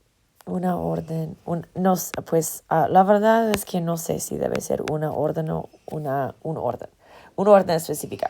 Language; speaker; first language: Spanish; non-native, fluent; English